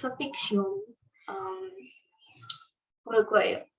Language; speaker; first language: Korean; non-native, learner; Marathi